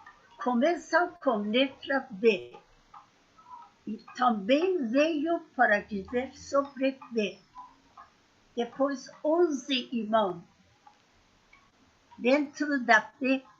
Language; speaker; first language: Portuguese; non-native, fluent; Persian